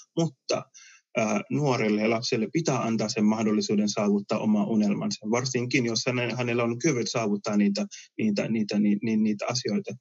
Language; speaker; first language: Finnish; early bilingual, other home language; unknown